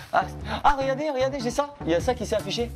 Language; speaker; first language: French; native; French